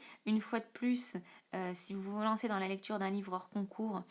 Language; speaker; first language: French; native; French